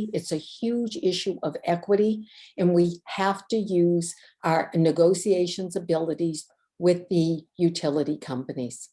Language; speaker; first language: English; native; English